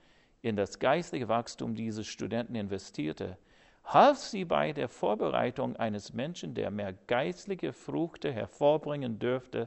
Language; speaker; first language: German; non-native, fluent; English